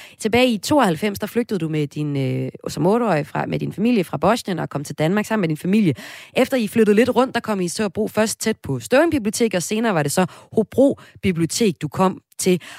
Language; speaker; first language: Danish; native; Danish